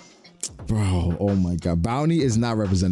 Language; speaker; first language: English; native; English